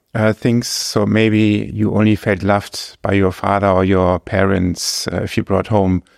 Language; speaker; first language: English; non-native, fluent; German